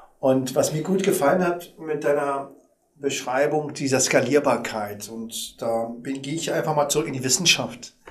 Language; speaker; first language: German; early bilingual, other home language; Arabic